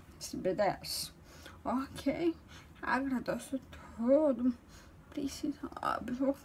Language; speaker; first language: Portuguese; non-native, local second language; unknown